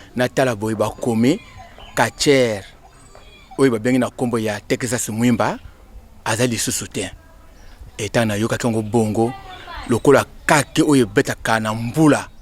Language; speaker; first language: Lingala; non-native, local second language; Kongo